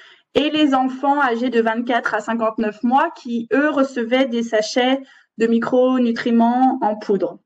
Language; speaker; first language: French; native; French